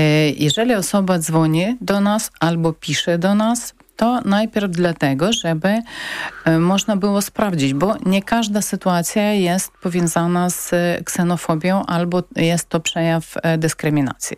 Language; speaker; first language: Polish; non-native, learner; Ukrainian